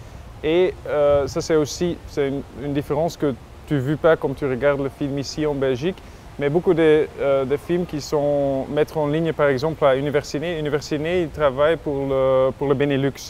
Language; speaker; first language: French; non-native, local second language; Dutch